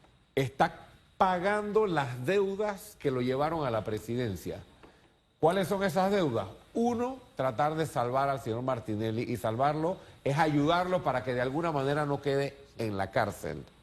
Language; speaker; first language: Spanish; native; Spanish